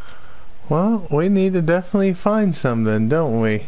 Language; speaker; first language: English; native; English